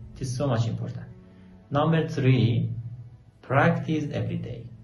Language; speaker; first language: English; non-native, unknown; Persian